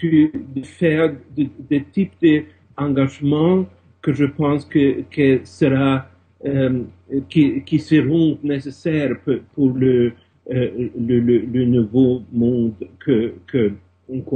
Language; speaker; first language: French; non-native, fluent; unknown